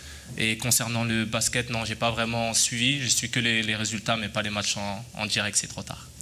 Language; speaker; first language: French; native; French